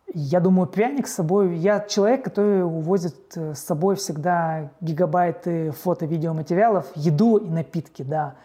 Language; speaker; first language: Russian; native; Russian